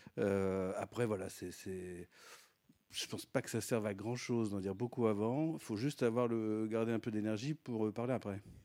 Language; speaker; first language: French; native; French